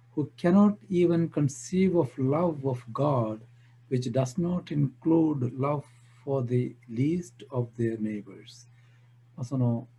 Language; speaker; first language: English; non-native, local second language; Malayalam